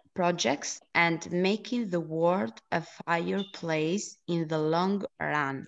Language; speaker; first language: English; non-native, learner; Italian